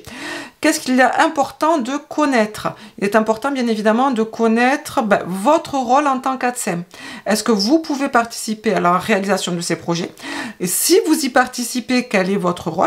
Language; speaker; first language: French; native; French